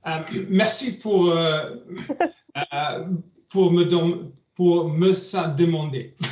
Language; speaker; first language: French; non-native, learner; English